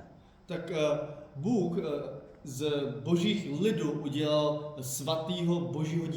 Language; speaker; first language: Czech; non-native, fluent; Korean